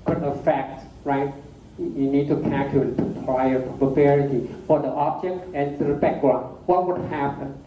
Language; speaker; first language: English; non-native, fluent; Chinese